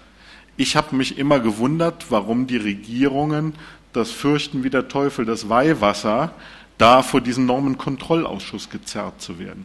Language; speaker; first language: German; native; German